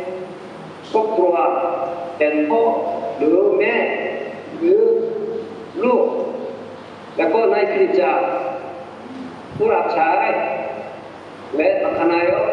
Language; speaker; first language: Thai; non-native, fluent; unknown